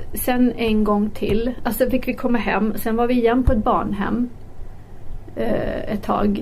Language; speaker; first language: Swedish; early bilingual, other home language; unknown